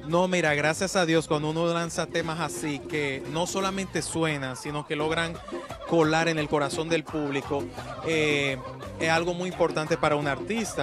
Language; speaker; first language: Spanish; native; Spanish